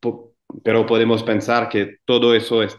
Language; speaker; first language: Spanish; non-native, fluent; French